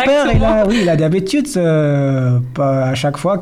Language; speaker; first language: French; non-native, learner; Persian